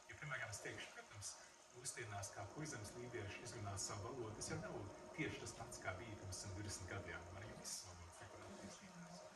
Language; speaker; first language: Latvian; early bilingual, heritage; English